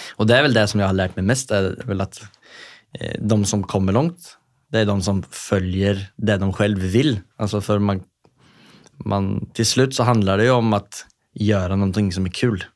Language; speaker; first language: Swedish; native; Swedish